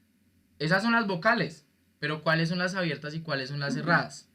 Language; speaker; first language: Spanish; native; Spanish